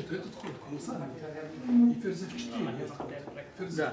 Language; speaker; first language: Russian; non-native, learner; Serbian